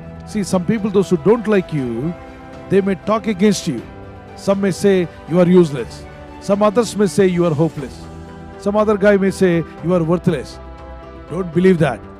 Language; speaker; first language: English; non-native, local second language; Telugu